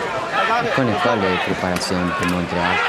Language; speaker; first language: French; non-native, learner; Romanian